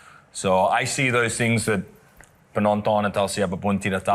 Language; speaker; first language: Indonesian; non-native, learner; English